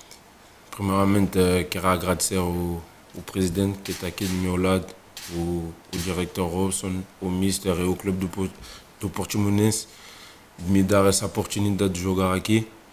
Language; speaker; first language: Portuguese; non-native, fluent; French